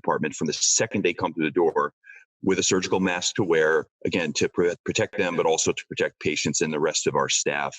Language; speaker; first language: English; native; English